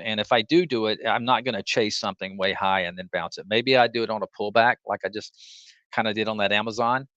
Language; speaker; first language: English; native; English